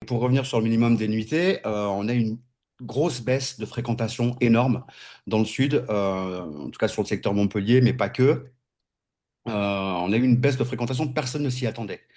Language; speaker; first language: French; native; French